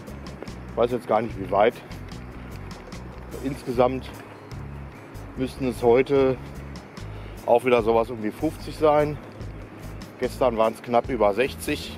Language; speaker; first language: German; native; German